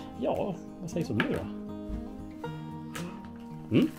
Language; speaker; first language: Swedish; native; Swedish